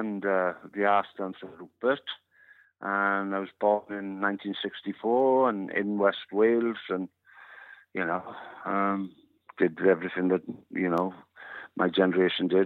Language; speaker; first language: English; non-native, local second language; Welsh